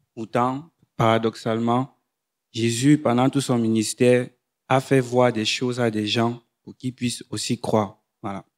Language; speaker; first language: French; non-native, fluent; English